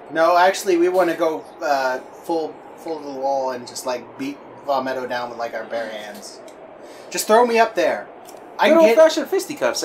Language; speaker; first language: English; native; English